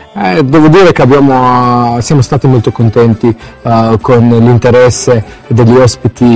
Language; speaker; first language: Italian; non-native, fluent; Slovenian